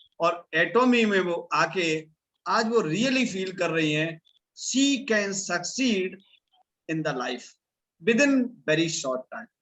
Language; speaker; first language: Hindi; native; Hindi